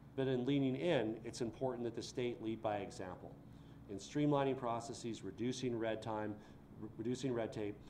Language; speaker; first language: English; native; English